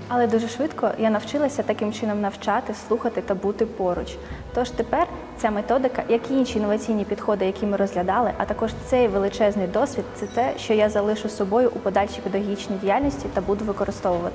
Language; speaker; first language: Ukrainian; native; Ukrainian